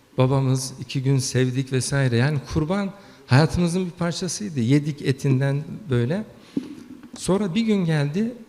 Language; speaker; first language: Turkish; early bilingual, heritage; Turkish